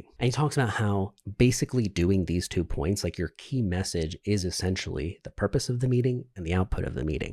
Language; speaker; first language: English; native; English